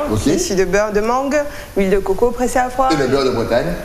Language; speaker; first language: French; native; French